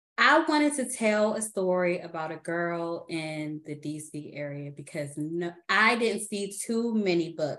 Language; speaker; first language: English; native; English